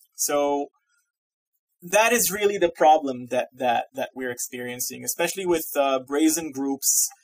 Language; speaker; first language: English; non-native, fluent; Hebrew